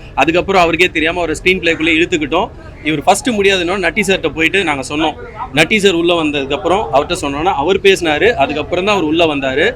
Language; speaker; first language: Tamil; native; Tamil